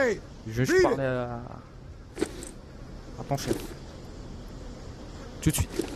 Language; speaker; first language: French; native; French